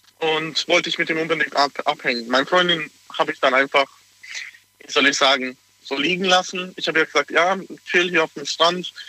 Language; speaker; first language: German; non-native, fluent; Hungarian